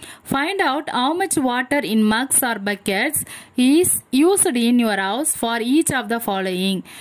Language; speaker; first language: English; non-native, local second language; Tamil